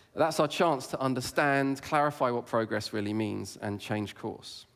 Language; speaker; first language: English; native; English